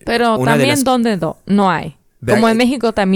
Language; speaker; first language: Spanish; early bilingual, other home language; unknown